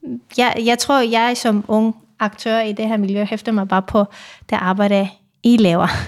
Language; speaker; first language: Danish; non-native, fluent; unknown